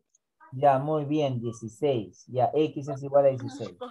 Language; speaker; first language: Spanish; native; Spanish